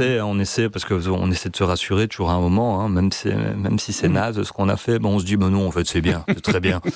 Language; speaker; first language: French; native; French